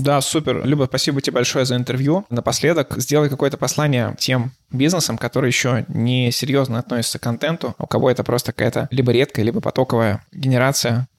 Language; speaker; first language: Russian; native; Russian